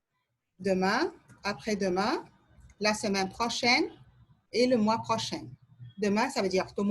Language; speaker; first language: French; non-native, fluent; Arabic